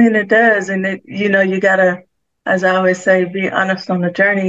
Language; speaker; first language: English; native; English